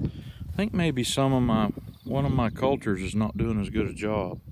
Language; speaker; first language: English; native; English